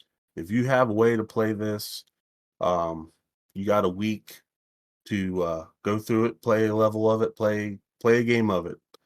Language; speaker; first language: English; native; English